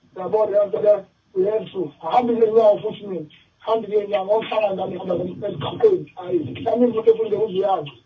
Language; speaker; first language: Zulu; native; Zulu